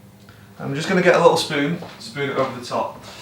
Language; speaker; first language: English; native; English